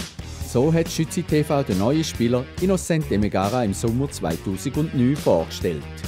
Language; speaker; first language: German; native; German